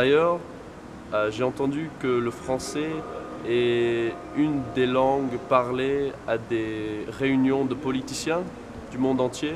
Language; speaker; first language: French; non-native, fluent; English